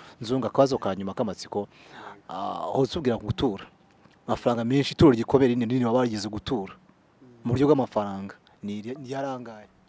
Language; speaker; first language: Kinyarwanda; native; Kinyarwanda